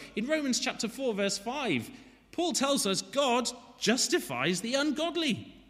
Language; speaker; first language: English; native; English